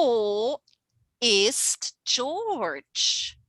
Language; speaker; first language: German; non-native, fluent; English